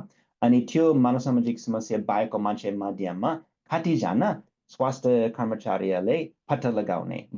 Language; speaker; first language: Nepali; non-native, fluent; English